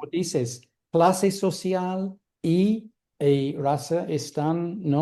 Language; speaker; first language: Spanish; non-native, fluent; English